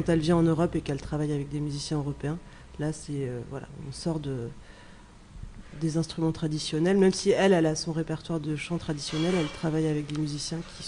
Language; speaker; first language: French; native; French